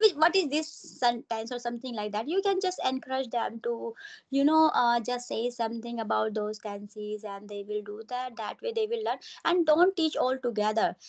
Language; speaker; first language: English; non-native, local second language; Hindi